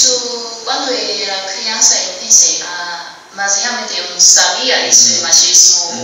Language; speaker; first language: Portuguese; non-native, learner; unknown